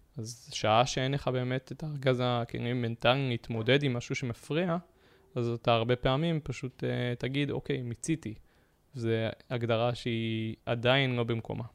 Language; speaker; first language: Hebrew; native; Hebrew